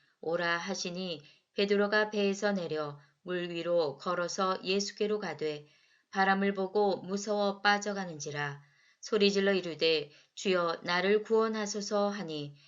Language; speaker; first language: Korean; native; Korean